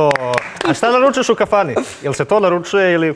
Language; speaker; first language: Serbian; native; Serbian